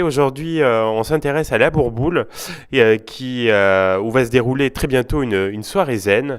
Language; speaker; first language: French; native; French